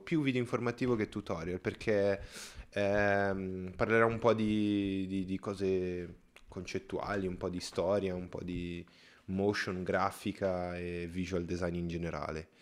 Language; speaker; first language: Italian; native; Italian